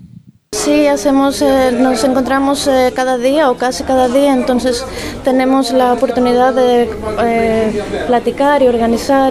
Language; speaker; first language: Spanish; non-native, fluent; Greek